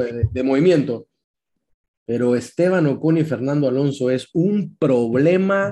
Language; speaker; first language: Spanish; native; Spanish